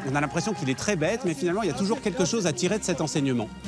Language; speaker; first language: French; native; French